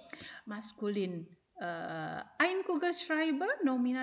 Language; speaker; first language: German; non-native, fluent; Indonesian